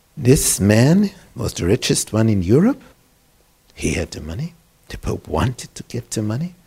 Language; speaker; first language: English; non-native, fluent; German